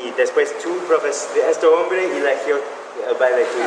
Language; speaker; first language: Spanish; non-native, fluent; English